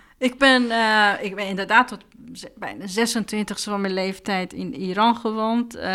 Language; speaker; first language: Dutch; non-native, fluent; Persian